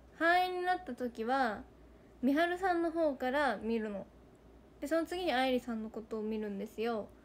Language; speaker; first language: Japanese; native; Japanese